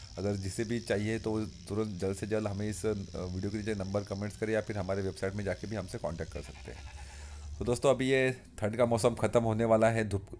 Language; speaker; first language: Hindi; non-native, local second language; Marathi